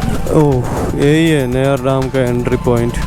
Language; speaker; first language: Hindi; non-native, local second language; Malayalam